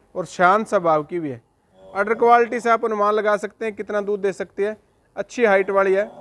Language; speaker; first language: Hindi; native; Hindi